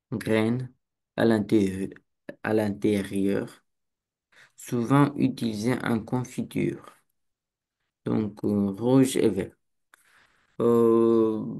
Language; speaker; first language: French; non-native, learner; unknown